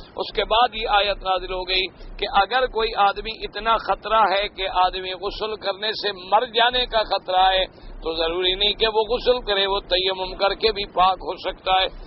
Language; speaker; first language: Urdu; native; Urdu